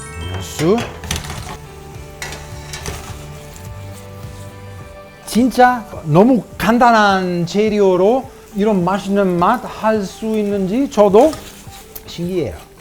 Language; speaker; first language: Korean; non-native, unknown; Italian